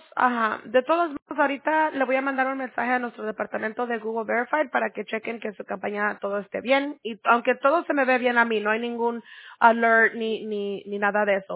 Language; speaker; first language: Spanish; early bilingual, heritage; Spanish